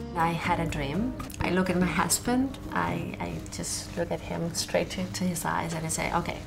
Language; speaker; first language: English; native; English